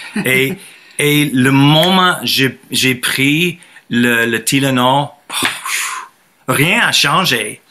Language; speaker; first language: French; non-native, fluent; English